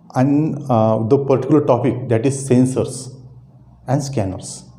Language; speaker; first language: English; non-native, local second language; Marathi